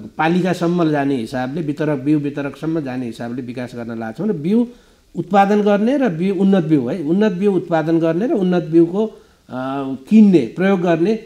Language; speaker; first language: Nepali; native; Nepali